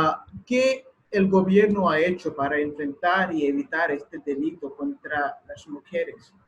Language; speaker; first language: Spanish; non-native, learner; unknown